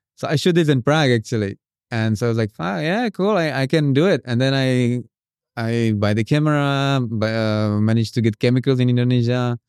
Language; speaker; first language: English; non-native, fluent; Czech